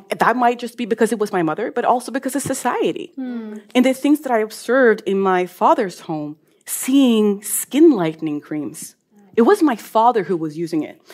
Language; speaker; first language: English; non-native, fluent; Norwegian